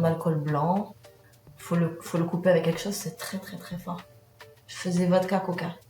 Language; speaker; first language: French; native; French